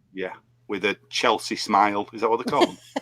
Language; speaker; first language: English; native; English